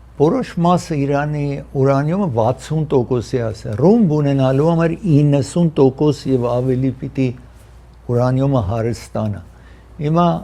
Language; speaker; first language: Armenian; early bilingual, heritage; Armenian